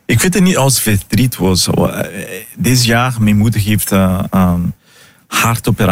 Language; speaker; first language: Dutch; non-native, learner; Portuguese